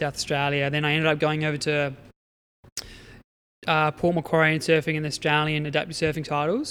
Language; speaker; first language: English; native; English